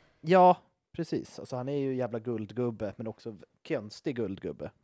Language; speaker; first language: Swedish; native; Swedish